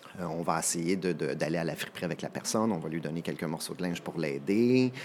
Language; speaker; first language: French; native; French